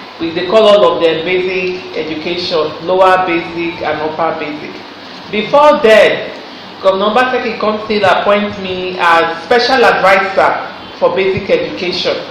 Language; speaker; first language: Nigerian Pidgin; non-native, local second language; Bini